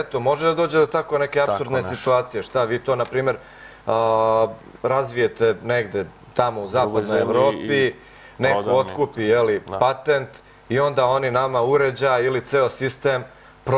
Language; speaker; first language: Croatian; native; Croatian